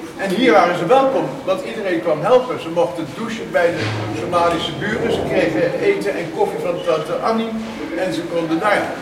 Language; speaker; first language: Dutch; native; Dutch